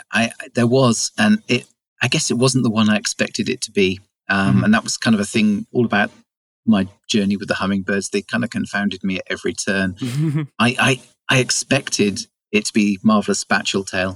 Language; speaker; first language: English; native; English